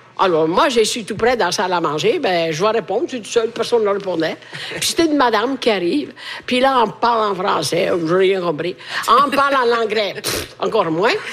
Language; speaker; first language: French; non-native, fluent; Italian